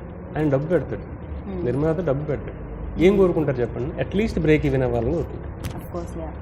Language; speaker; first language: Telugu; native; Telugu